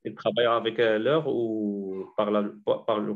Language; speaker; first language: French; non-native, learner; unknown